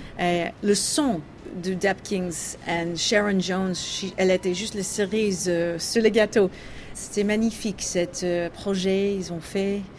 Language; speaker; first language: French; non-native, learner; English